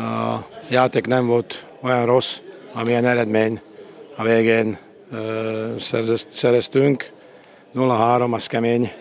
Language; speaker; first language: Hungarian; non-native, fluent; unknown